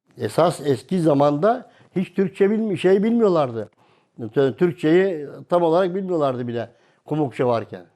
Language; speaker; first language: Turkish; non-native, local second language; Kumyk